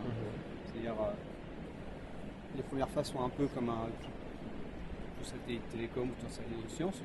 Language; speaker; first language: French; native; French